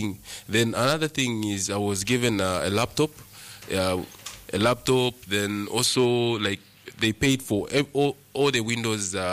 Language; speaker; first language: English; non-native, local second language; Nyanja